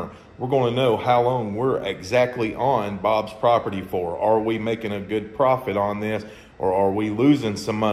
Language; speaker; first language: English; native; English